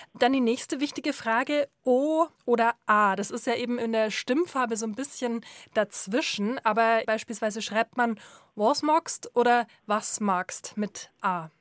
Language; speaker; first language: German; native; German